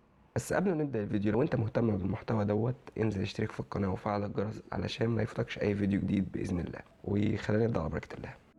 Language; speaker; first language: Arabic; native; Arabic